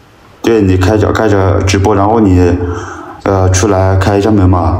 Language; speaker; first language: Chinese; non-native, local second language; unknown